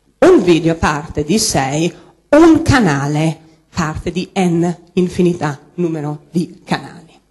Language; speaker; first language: Italian; non-native, fluent; English